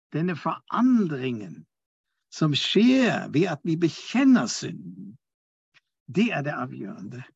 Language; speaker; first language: Norwegian; non-native, fluent; German